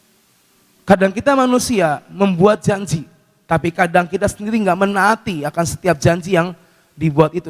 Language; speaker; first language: Indonesian; native; Indonesian